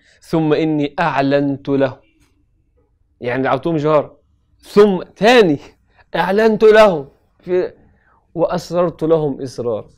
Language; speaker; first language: Arabic; native; Arabic